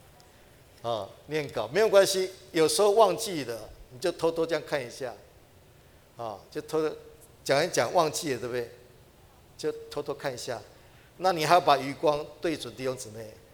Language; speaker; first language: Chinese; native; Chinese